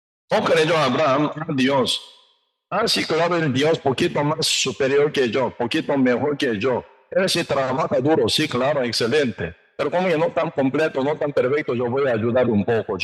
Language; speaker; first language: Spanish; non-native, learner; Korean